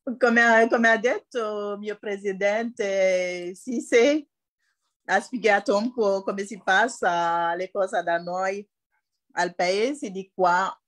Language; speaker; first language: Italian; non-native, learner; Wolof